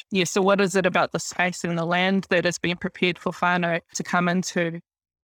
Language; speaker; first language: English; native; English